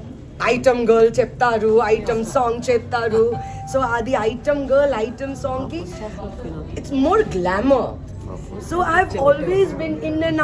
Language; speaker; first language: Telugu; non-native, fluent; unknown